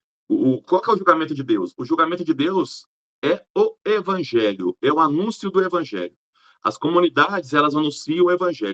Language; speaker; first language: Portuguese; native; Portuguese